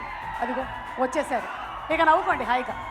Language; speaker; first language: Telugu; native; Telugu